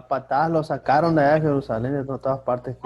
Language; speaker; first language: Spanish; native; Spanish